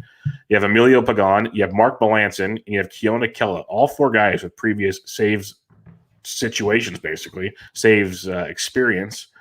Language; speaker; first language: English; native; English